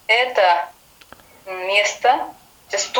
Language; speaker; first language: Russian; non-native, learner; Kyrgyz